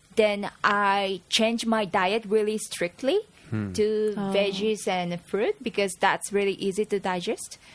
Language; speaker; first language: English; non-native, fluent; Japanese